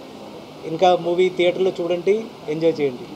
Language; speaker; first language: Telugu; non-native, fluent; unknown